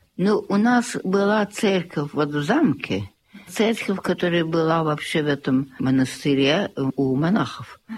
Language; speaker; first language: Russian; early bilingual, heritage; Russian